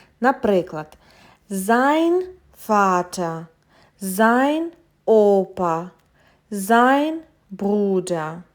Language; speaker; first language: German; non-native, fluent; Ukrainian